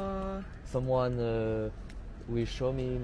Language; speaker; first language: English; non-native, learner; French